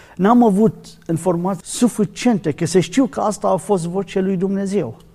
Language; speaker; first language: Romanian; non-native, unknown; Arabic